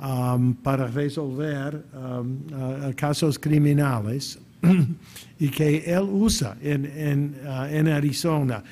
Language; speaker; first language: Spanish; non-native, fluent; English